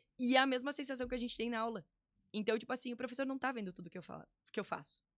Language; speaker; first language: Portuguese; native; Portuguese